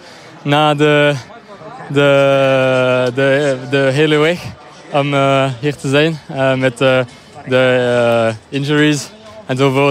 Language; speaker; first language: Dutch; non-native, local second language; French